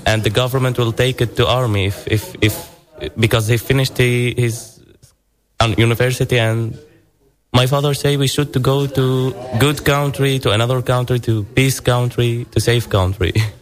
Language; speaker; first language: English; non-native, learner; Arabic